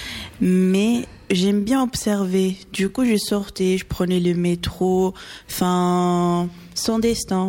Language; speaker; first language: French; early bilingual, other home language; Portuguese